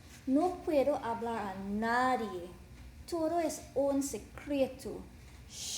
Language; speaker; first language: Spanish; non-native, learner; English